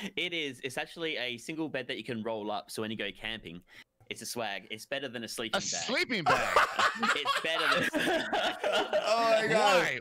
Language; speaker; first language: English; native; English